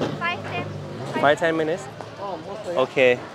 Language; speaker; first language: English; non-native, local second language; Nepali